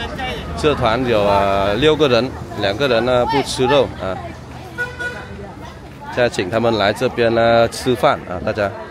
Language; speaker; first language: Chinese; non-native, fluent; Vietnamese